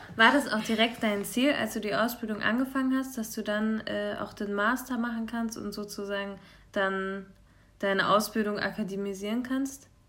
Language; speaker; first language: German; early bilingual, other home language; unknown